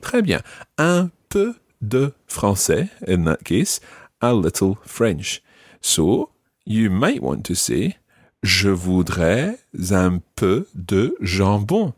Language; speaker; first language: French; non-native, fluent; English